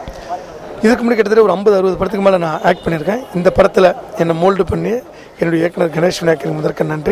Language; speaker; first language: Tamil; native; Tamil